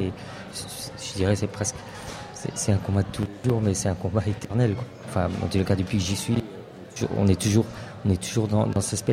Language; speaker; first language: French; native; French